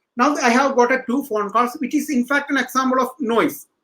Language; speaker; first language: English; non-native, local second language; Malayalam